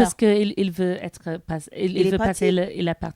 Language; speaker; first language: French; non-native, learner; English